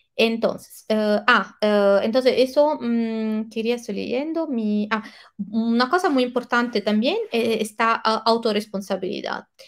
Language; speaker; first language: Spanish; non-native, fluent; Italian